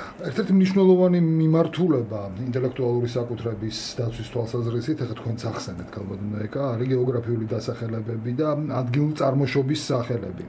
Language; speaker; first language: Georgian; native; Georgian